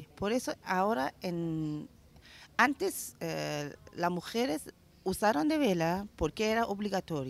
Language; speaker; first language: Spanish; non-native, learner; Persian